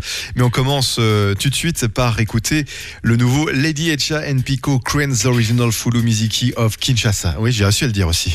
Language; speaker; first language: French; native; French